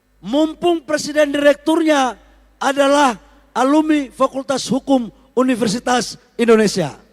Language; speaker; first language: Indonesian; native; Indonesian